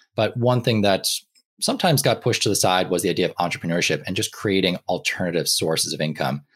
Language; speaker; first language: English; native; English